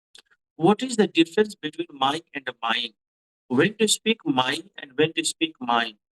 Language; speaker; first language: English; non-native, fluent; Hindi